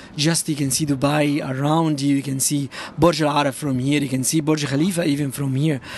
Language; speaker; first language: English; non-native, fluent; Arabic